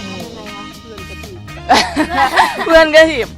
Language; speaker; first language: Thai; native; Thai